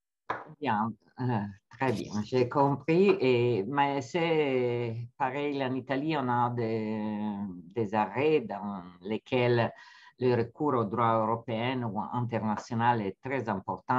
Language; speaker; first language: French; non-native, fluent; Italian